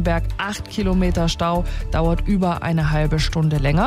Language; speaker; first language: German; native; German